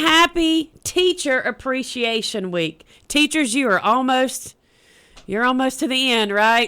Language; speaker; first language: English; native; English